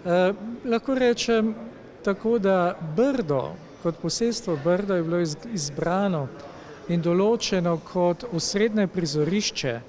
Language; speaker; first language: Slovenian; native; Slovenian